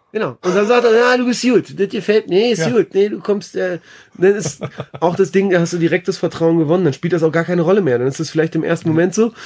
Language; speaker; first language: German; early bilingual, other home language; Persian